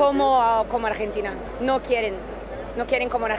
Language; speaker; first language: Spanish; non-native, learner; Portuguese